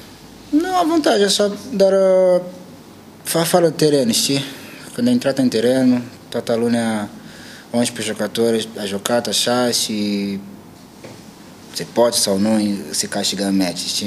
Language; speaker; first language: Romanian; non-native, learner; Portuguese